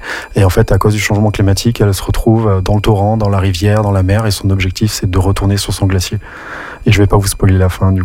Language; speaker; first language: French; native; French